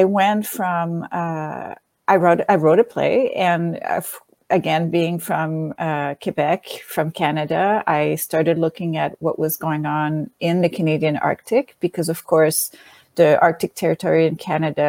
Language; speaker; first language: English; non-native, fluent; French